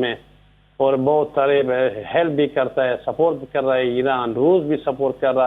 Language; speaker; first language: Hindi; non-native, learner; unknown